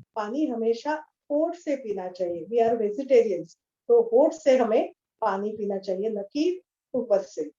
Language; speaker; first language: Hindi; non-native, local second language; Marathi